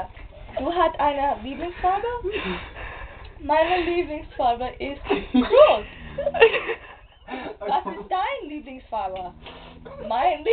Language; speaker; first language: German; non-native, learner; English